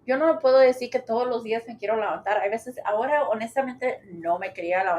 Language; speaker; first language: Spanish; early bilingual, heritage; Spanish